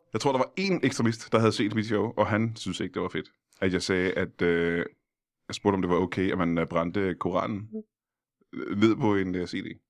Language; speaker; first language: Danish; native; Danish